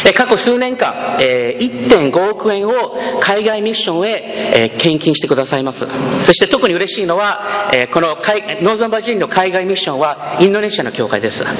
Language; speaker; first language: Japanese; early bilingual, heritage; Japanese